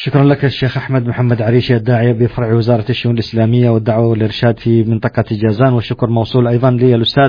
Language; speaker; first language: Arabic; native; Arabic